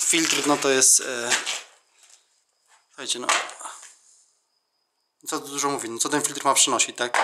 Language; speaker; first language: Polish; native; Polish